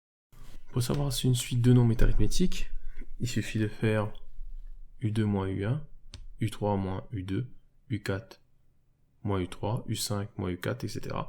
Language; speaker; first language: French; native; French